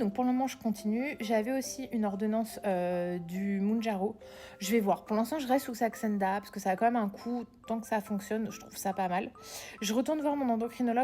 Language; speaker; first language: French; native; French